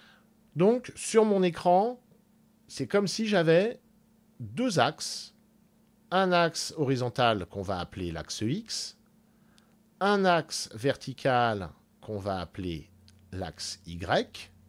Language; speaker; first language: French; native; French